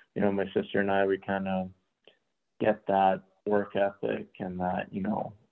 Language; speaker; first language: English; native; English